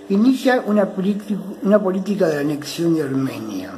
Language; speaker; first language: Spanish; native; Spanish